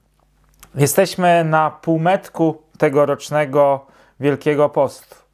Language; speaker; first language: Polish; native; Polish